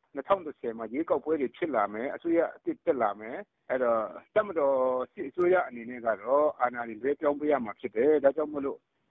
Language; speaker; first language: Burmese; non-native, local second language; Kachin